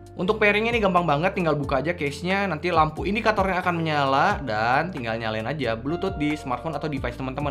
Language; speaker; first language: Indonesian; native; Indonesian